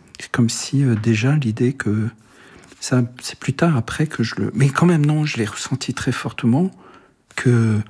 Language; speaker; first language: French; early bilingual, other home language; Arabic